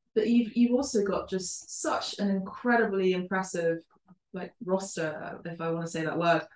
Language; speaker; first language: English; early bilingual, other home language; Spanish